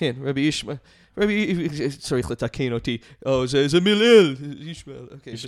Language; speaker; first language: Hebrew; non-native, fluent; English